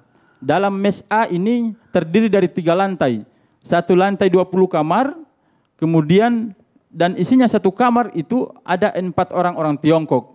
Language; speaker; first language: Indonesian; native; Indonesian